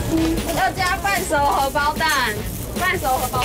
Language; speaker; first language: Chinese; native; Chinese